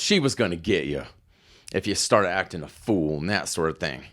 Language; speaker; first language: English; native; English